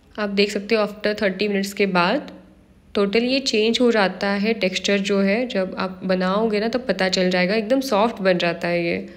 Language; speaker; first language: Hindi; non-native, local second language; Marathi